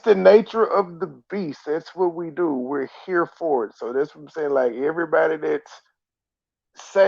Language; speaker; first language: English; native; English